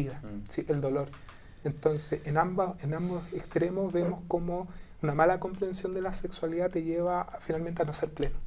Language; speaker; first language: Spanish; native; Spanish